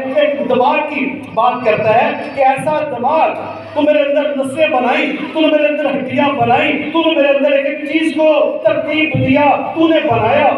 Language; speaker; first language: Urdu; non-native, local second language; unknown